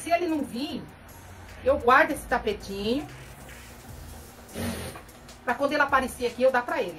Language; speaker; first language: Portuguese; native; Portuguese